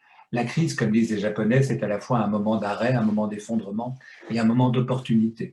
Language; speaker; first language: French; native; French